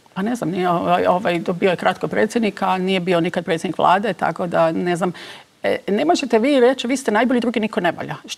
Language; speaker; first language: Croatian; early bilingual, heritage; Croatian